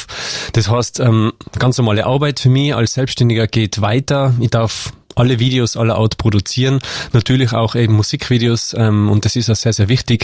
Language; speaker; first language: German; native; German